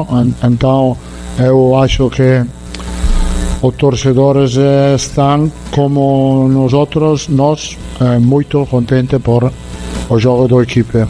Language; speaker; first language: Portuguese; non-native, learner; Italian